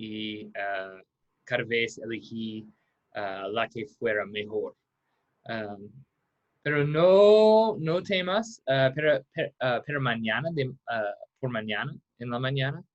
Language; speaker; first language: Spanish; non-native, fluent; English